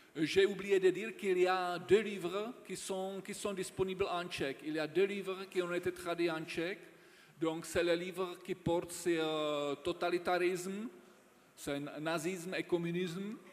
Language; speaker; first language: French; non-native, fluent; Czech